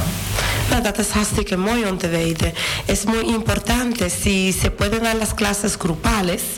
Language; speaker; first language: Dutch; non-native, fluent; Spanish